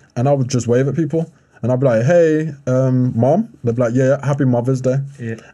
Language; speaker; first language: English; native; English